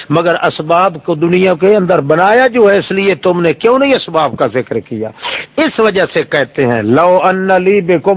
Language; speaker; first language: Urdu; non-native, local second language; Saraiki